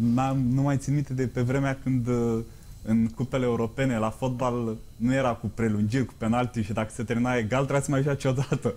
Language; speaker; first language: Romanian; native; Romanian